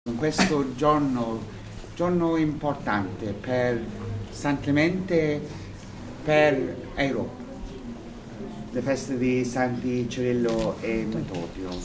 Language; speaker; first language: Italian; non-native, fluent; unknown